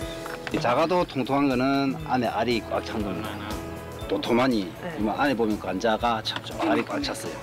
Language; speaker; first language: Korean; native; Korean